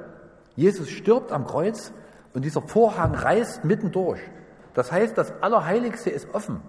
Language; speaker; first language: German; native; German